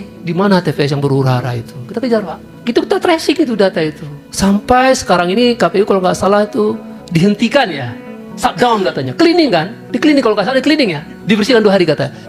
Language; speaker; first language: Indonesian; native; Indonesian